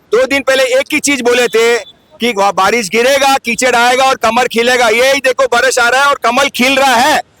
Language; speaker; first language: Hindi; non-native, local second language; Tamil